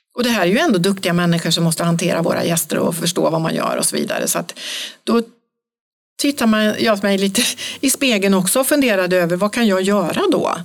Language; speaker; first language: Swedish; native; Swedish